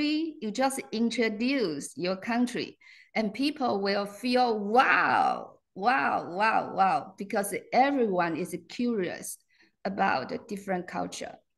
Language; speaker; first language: English; non-native, fluent; Chinese